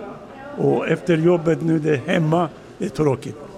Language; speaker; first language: Swedish; non-native, learner; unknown